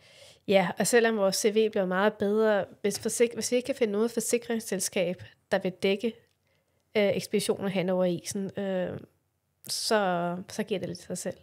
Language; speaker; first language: Danish; native; Danish